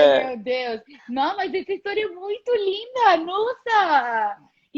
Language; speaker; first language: Portuguese; non-native, fluent; Spanish